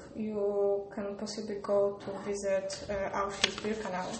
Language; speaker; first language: English; non-native, learner; Polish